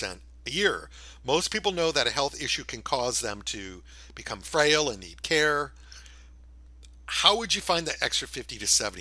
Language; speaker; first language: English; native; English